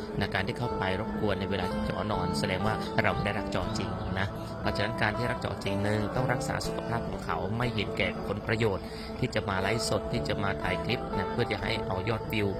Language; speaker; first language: Thai; native; Thai